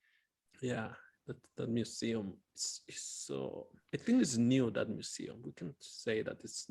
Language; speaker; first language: English; non-native, fluent; Spanish